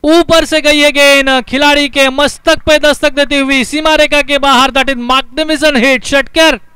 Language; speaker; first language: Hindi; non-native, local second language; Marathi